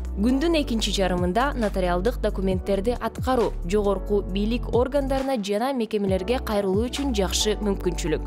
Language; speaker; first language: Kyrgyz; native; Kyrgyz